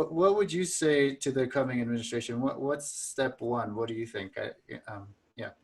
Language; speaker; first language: English; native; English